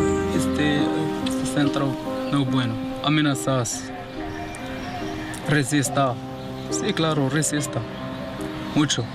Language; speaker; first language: Spanish; non-native, learner; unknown